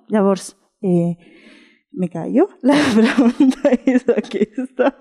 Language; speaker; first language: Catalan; non-native, fluent; Spanish